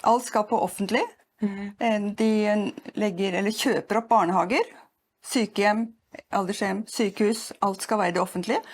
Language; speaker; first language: Norwegian; native; Norwegian